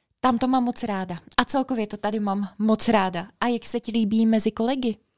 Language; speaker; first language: Czech; native; Czech